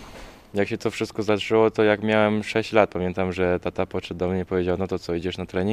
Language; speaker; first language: Polish; early bilingual, heritage; French